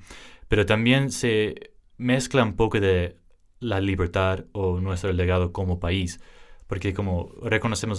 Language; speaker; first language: Spanish; early bilingual, heritage; English